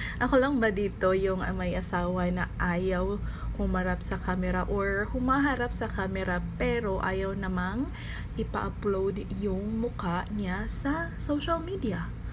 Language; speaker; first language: Filipino; non-native, local second language; Cebuano